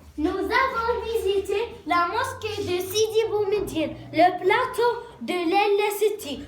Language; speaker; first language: French; non-native, learner; Arabic